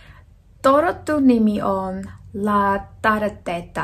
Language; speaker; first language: Finnish; non-native, learner; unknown